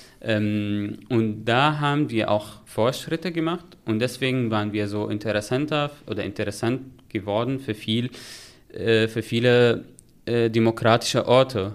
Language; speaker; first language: German; non-native, fluent; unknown